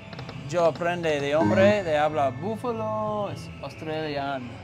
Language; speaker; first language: Spanish; non-native, learner; English